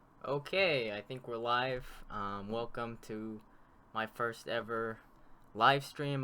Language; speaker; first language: English; native; English